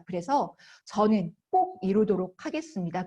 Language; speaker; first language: Korean; native; Korean